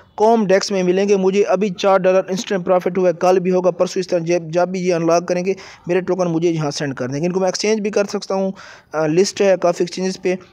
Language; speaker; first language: Urdu; native; Urdu